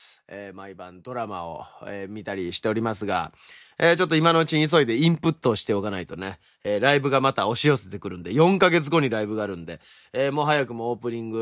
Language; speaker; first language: Japanese; native; Japanese